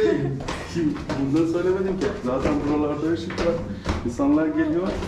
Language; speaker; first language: Turkish; non-native, learner; Persian